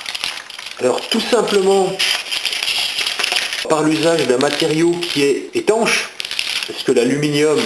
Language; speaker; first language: French; native; French